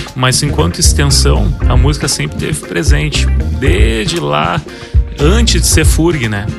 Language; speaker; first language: Portuguese; native; Portuguese